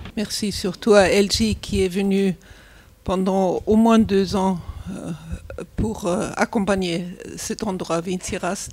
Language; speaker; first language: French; non-native, fluent; German